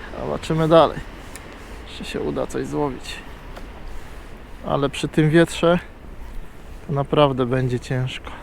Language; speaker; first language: Polish; native; Polish